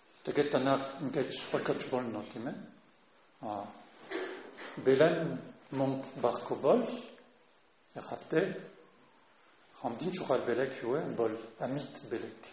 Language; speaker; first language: Mongolian; non-native, fluent; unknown